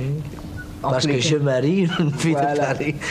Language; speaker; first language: French; non-native, learner; English